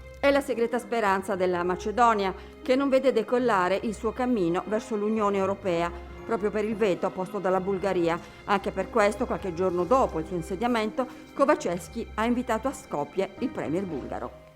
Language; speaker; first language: Italian; native; Italian